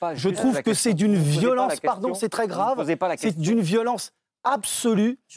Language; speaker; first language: French; early bilingual, other home language; Portuguese